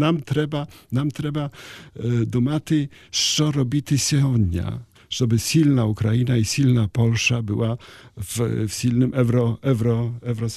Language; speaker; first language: Ukrainian; non-native, learner; Polish